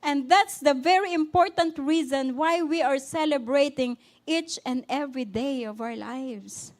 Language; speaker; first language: English; non-native, local second language; Filipino